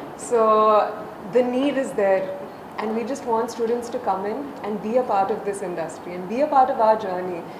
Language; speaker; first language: English; non-native, local second language; Telugu